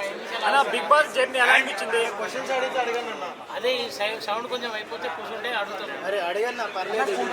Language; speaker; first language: Telugu; native; Telugu